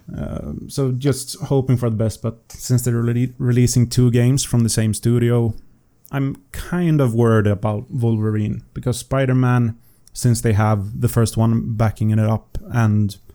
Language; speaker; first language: English; non-native, fluent; Swedish